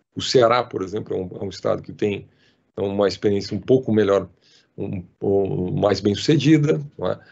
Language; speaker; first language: Portuguese; native; Portuguese